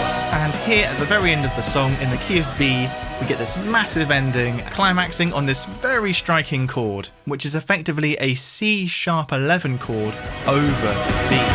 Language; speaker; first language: English; native; English